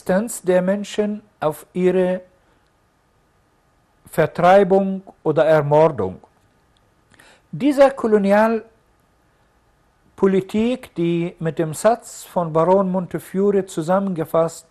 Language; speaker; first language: German; non-native, fluent; Arabic